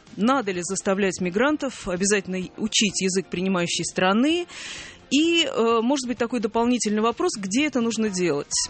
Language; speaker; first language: Russian; native; Russian